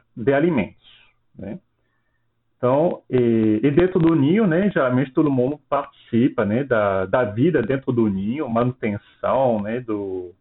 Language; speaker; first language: Portuguese; non-native, fluent; French